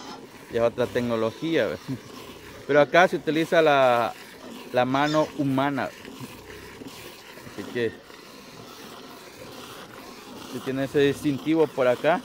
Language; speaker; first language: Spanish; native; Spanish